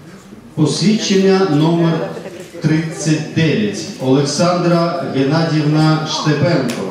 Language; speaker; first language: Ukrainian; native; Ukrainian